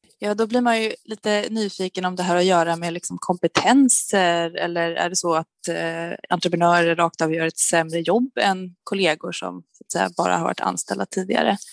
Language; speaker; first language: Swedish; native; Swedish